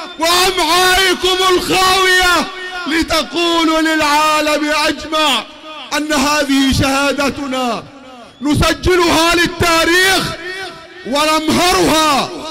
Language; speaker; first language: Arabic; native; Arabic